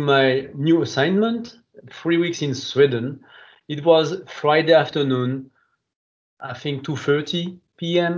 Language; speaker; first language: English; non-native, fluent; French